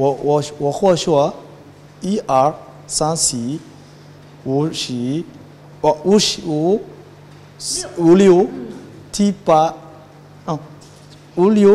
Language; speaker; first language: Chinese; non-native, learner; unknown